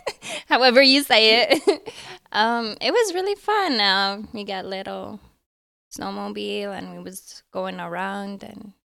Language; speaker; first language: English; early bilingual, other home language; Arabic